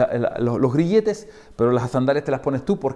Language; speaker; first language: Spanish; native; Spanish